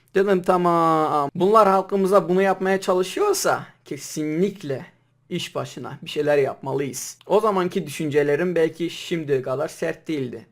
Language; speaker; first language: Turkish; non-native, local second language; Kurdish